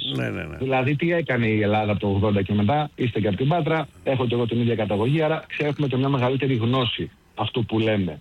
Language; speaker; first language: Greek; native; Greek